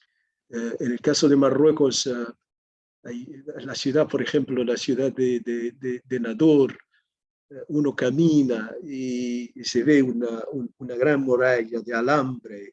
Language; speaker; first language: Spanish; non-native, fluent; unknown